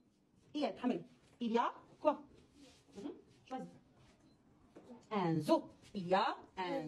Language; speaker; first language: French; non-native, local second language; Arabic